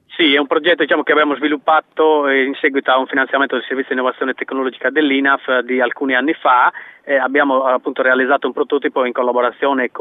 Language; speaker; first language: Italian; native; Italian